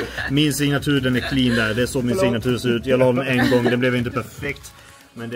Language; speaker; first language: Swedish; native; Swedish